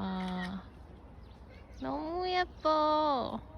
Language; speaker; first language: Korean; non-native, fluent; Chinese